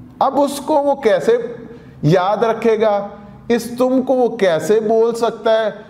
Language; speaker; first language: Urdu; non-native, local second language; Punjabi